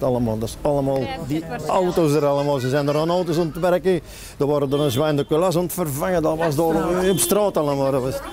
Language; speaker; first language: Dutch; native; Dutch